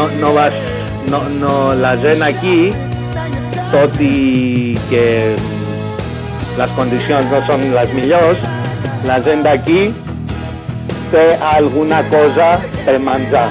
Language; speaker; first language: Catalan; non-native, fluent; Greek